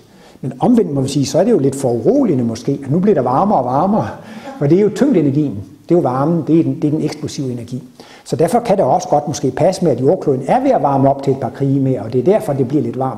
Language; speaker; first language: Danish; native; Danish